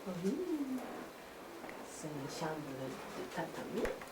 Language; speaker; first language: French; non-native, learner; Japanese